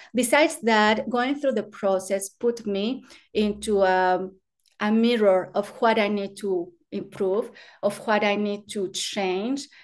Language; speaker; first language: English; non-native, fluent; Spanish